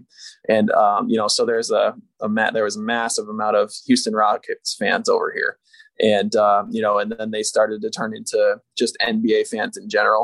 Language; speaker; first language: English; native; English